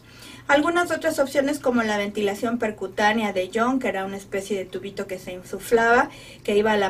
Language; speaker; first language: Spanish; native; Spanish